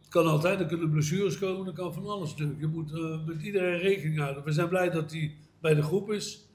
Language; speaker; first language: Dutch; native; Dutch